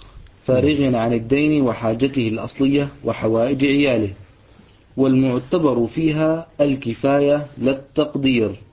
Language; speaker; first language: Arabic; native; Arabic